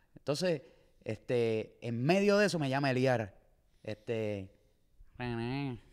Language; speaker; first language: Spanish; native; Spanish